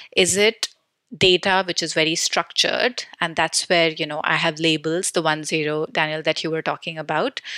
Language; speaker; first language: English; non-native, local second language; Hindi